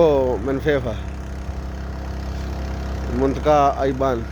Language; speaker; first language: Arabic; non-native, learner; Urdu